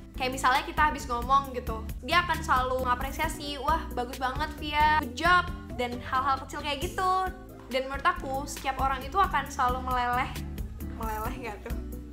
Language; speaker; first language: Indonesian; native; Indonesian